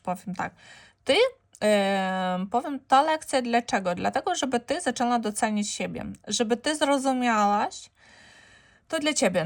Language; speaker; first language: Polish; non-native, fluent; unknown